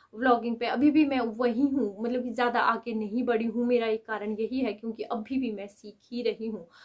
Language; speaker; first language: Hindi; native; Hindi